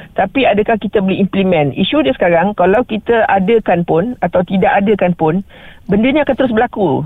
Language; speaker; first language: Malay; native; Malay